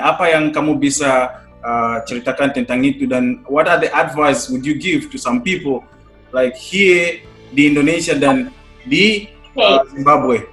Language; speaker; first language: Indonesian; non-native, fluent; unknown